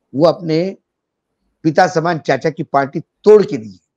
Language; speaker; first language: Hindi; non-native, local second language; Marathi